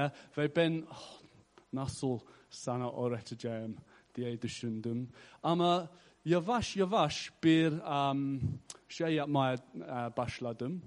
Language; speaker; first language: Turkish; non-native, fluent; English